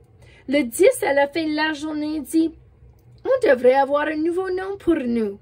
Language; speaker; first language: French; non-native, fluent; English